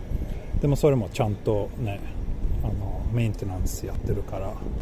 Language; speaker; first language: Japanese; non-native, learner; Swedish